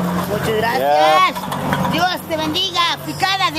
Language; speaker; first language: Spanish; native; Spanish